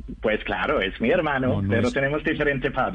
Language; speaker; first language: Spanish; non-native, learner; Norwegian